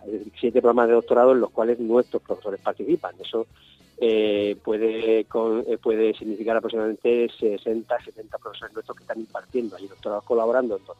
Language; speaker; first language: Spanish; native; Spanish